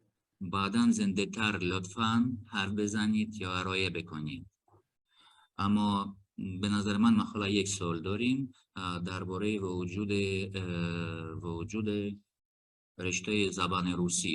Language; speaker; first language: Persian; non-native, learner; Russian